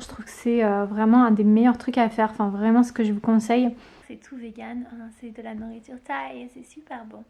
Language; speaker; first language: French; native; French